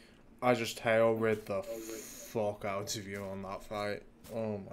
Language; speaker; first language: English; native; English